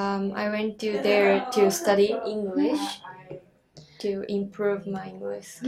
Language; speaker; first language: English; non-native, learner; Japanese